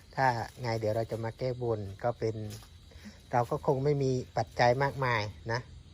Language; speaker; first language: Thai; non-native, local second language; Northern Khmer